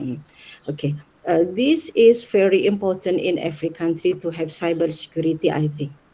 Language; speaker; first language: English; non-native, learner; Indonesian